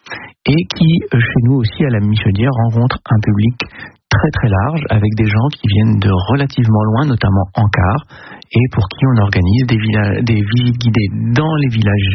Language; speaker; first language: French; native; French